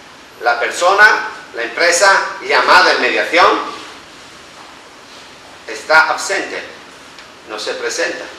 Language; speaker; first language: Spanish; non-native, fluent; Italian